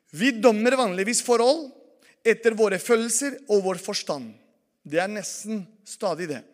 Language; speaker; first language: Norwegian; non-native, fluent; Spanish